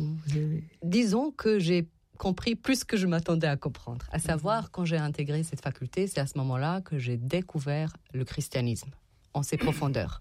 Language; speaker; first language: French; non-native, fluent; Serbian